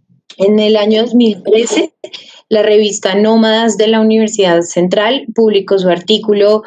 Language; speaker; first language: Spanish; native; Spanish